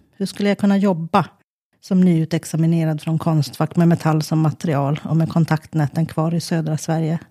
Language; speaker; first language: Swedish; native; Swedish